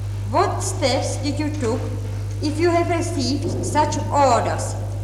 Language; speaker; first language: English; non-native, fluent; Czech